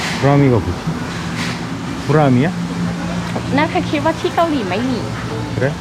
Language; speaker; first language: Korean; native; Korean